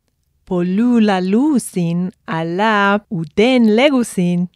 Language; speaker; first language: Greek; non-native, fluent; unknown